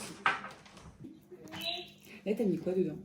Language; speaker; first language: French; native; French